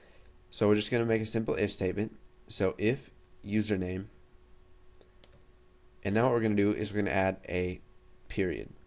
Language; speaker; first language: English; native; English